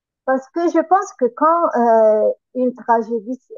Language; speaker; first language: French; non-native, learner; Italian